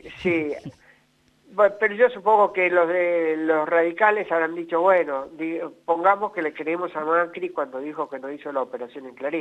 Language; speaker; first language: Spanish; native; Spanish